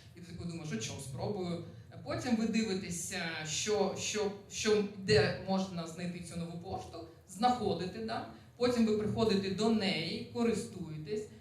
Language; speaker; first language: Ukrainian; non-native, local second language; Russian